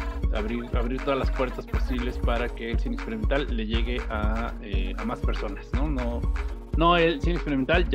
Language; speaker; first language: Spanish; native; Spanish